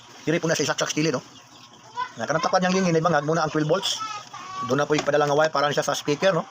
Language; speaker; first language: Cebuano; native; Cebuano